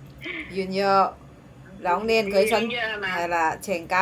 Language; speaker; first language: Cantonese; non-native, learner; Indonesian